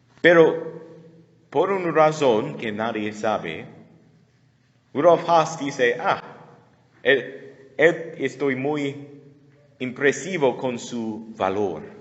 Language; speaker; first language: Spanish; non-native, learner; English